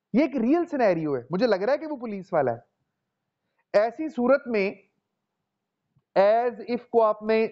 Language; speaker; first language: Urdu; non-native, local second language; Punjabi